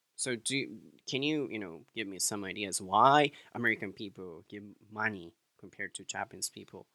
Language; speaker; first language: English; non-native, fluent; Japanese